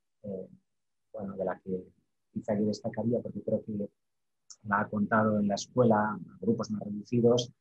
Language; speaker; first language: Spanish; native; Spanish